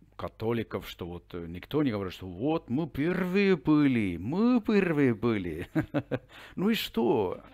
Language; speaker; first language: Russian; non-native, fluent; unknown